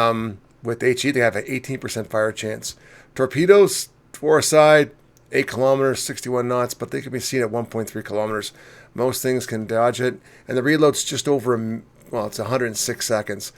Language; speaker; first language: English; native; English